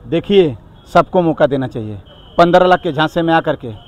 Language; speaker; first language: Hindi; native; Hindi